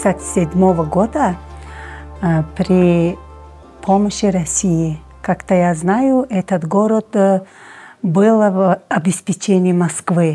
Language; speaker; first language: Russian; non-native, local second language; Tajik